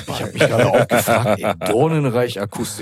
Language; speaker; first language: German; native; German